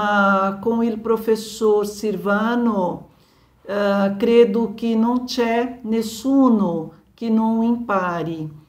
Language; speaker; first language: Italian; non-native, learner; Portuguese